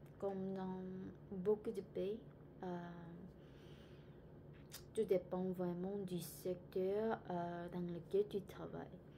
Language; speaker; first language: French; non-native, learner; Korean